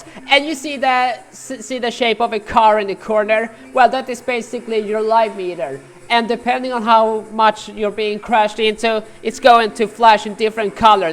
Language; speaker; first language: English; non-native, fluent; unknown